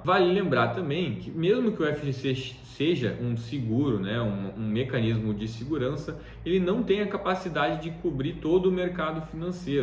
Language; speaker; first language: Portuguese; native; Portuguese